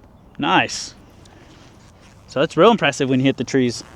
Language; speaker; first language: English; native; English